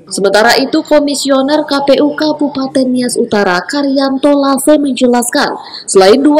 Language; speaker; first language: Indonesian; native; Indonesian